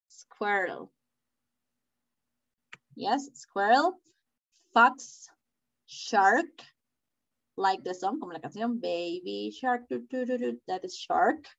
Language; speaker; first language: English; non-native, fluent; Spanish